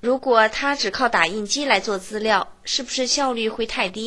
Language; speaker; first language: Chinese; native; Chinese